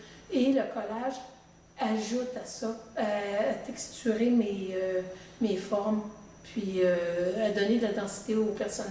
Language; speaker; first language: French; native; French